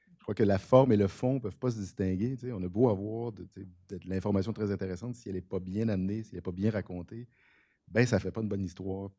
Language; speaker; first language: French; native; French